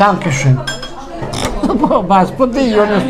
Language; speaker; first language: German; non-native, learner; Albanian